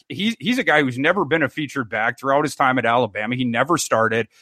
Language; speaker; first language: English; native; English